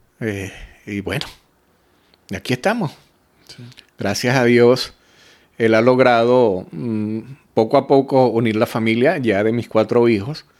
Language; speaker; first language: Spanish; native; Spanish